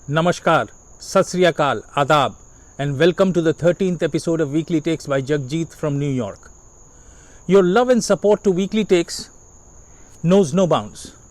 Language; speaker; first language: English; non-native, local second language; Hindi